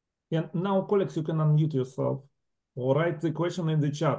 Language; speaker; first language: English; non-native, fluent; Russian